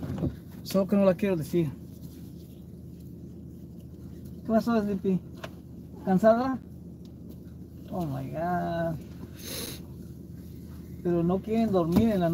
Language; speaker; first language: Spanish; native; Spanish